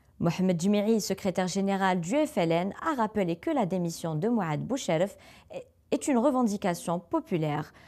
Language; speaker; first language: French; non-native, local second language; Arabic